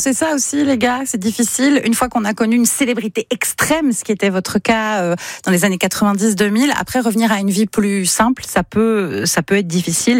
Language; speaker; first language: French; native; French